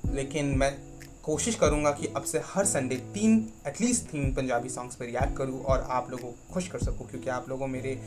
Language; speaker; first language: Hindi; non-native, local second language; Bangla